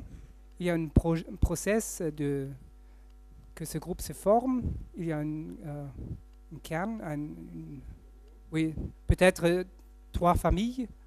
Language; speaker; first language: French; non-native, fluent; German